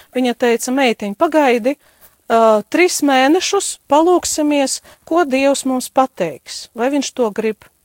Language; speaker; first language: Latvian; non-native, local second language; Russian